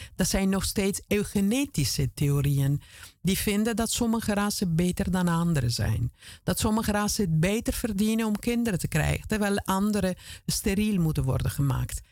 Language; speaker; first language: Dutch; non-native, fluent; Italian